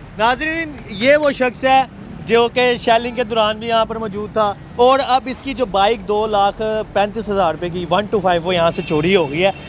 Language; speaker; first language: Urdu; native; Urdu